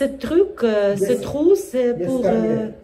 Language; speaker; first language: French; non-native, learner; Russian